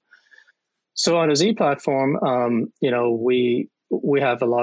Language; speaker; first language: English; non-native, local second language; Cantonese